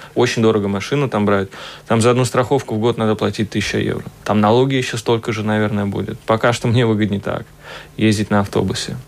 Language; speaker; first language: Russian; native; Russian